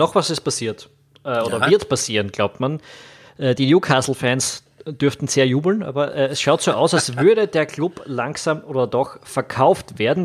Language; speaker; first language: German; native; German